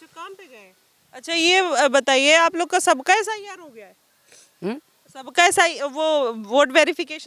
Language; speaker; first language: Hindi; native; Hindi